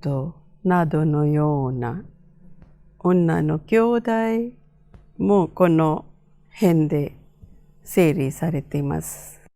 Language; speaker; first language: Japanese; non-native, fluent; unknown